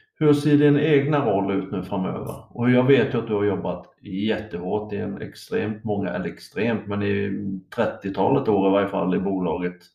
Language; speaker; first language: Swedish; native; Swedish